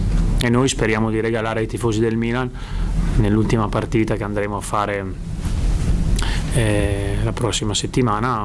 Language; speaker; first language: Italian; native; Italian